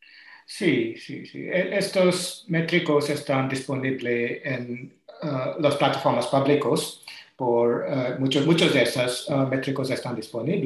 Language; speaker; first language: Spanish; non-native, learner; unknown